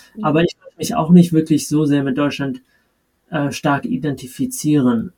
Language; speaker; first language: German; native; German